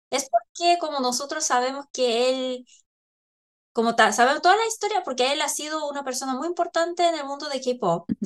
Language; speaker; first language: Spanish; non-native, fluent; Korean